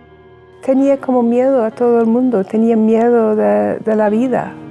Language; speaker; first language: Spanish; non-native, fluent; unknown